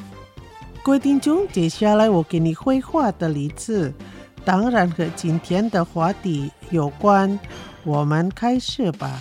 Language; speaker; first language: Chinese; early bilingual, heritage; Chinese